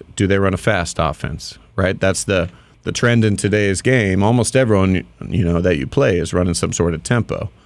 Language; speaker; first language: English; native; English